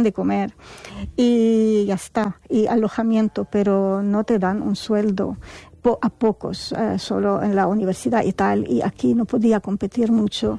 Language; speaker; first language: Spanish; non-native, fluent; Arabic